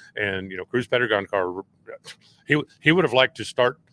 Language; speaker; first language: English; native; English